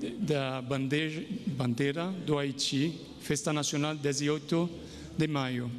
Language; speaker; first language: Portuguese; non-native, fluent; Haitian Creole